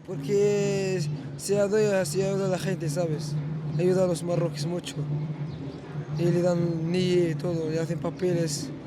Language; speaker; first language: Spanish; non-native, fluent; Arabic